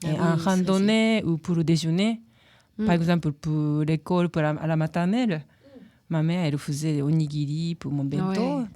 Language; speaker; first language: French; non-native, fluent; Japanese